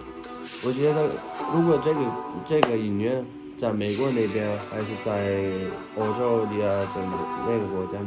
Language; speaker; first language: Chinese; non-native, learner; Turkmen